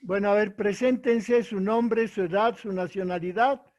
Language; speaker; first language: Spanish; native; Spanish